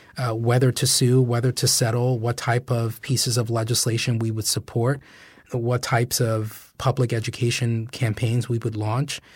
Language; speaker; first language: English; native; English